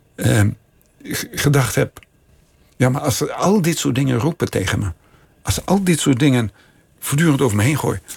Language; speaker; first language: Dutch; native; Dutch